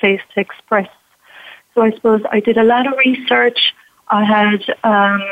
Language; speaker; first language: English; native; English